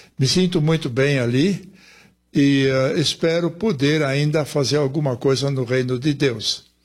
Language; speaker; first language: Portuguese; early bilingual, other home language; German